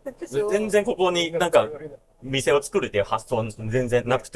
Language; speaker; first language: Japanese; non-native, fluent; Cantonese